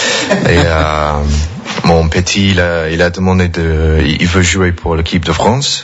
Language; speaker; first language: French; non-native, fluent; English